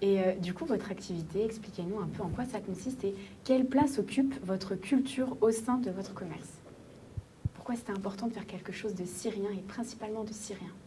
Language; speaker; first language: French; native; French